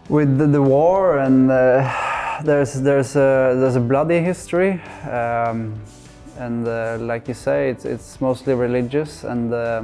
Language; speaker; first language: English; non-native, fluent; Norwegian